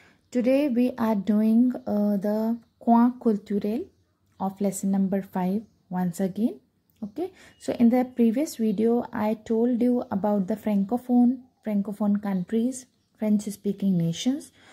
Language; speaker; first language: English; non-native, local second language; Hindi